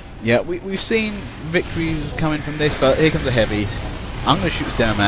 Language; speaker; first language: English; native; English